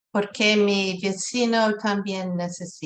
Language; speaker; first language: Spanish; non-native, learner; English